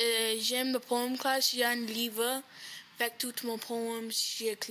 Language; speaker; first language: French; non-native, learner; English